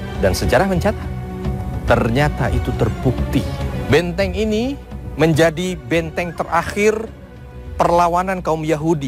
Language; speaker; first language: Indonesian; native; Indonesian